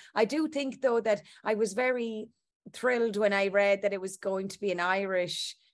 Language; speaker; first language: English; native; English